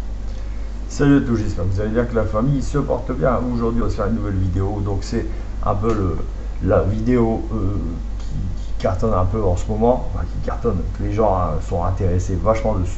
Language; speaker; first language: French; native; French